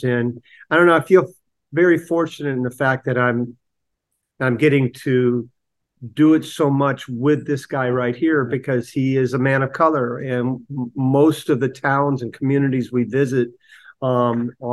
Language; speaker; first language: English; native; English